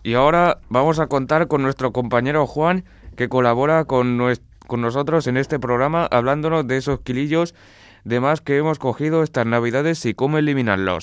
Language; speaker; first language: Spanish; native; Spanish